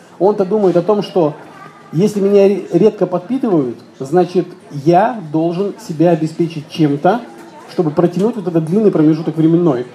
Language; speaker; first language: Russian; native; Russian